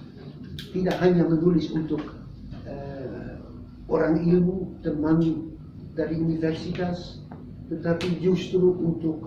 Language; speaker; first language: Indonesian; non-native, fluent; Dutch